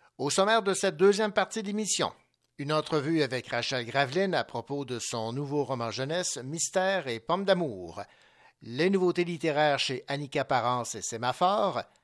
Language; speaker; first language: French; native; French